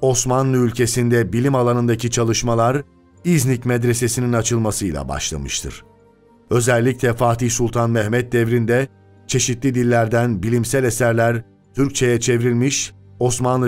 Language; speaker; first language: Turkish; native; Turkish